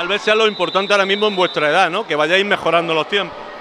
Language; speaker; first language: Spanish; native; Spanish